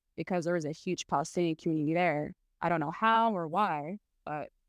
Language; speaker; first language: English; early bilingual, other home language; Arabic